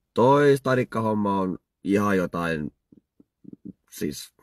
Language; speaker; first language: Finnish; native; Finnish